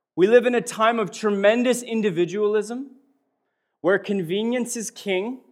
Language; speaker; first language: English; native; English